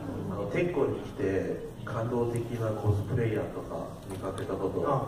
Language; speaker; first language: Japanese; non-native, fluent; English